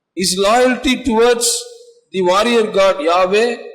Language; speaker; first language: English; non-native, local second language; Tamil